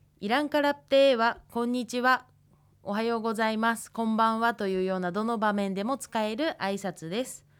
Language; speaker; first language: Japanese; native; Japanese